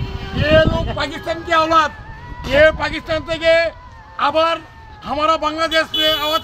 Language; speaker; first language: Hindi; non-native, learner; Bangla